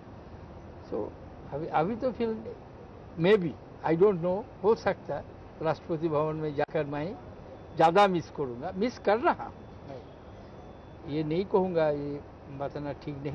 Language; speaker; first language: Hindi; non-native, local second language; Bangla